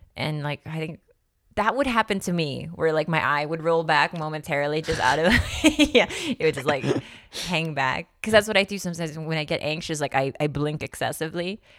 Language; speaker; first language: English; non-native, local second language; Filipino